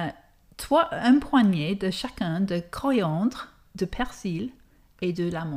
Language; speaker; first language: French; non-native, fluent; English